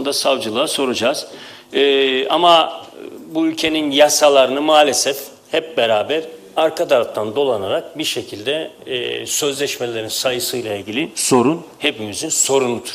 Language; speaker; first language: Turkish; native; Turkish